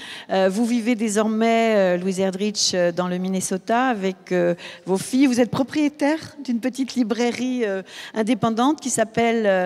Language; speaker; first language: French; native; French